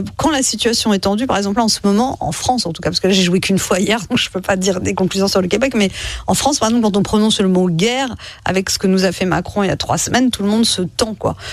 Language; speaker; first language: French; native; French